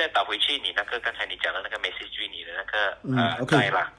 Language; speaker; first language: Chinese; native; Chinese